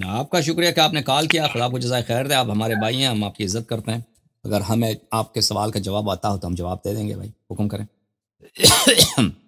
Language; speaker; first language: Urdu; non-native, fluent; Persian